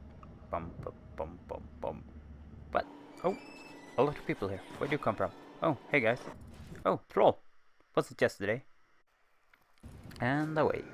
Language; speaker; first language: English; non-native, fluent; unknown